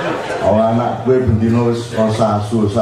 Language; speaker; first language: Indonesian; non-native, local second language; Javanese